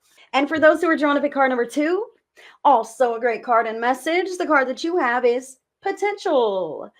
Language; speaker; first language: English; native; English